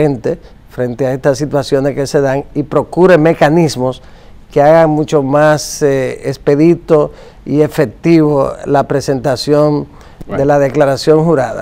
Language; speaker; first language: Spanish; native; Spanish